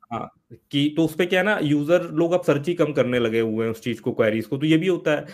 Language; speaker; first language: Hindi; native; Hindi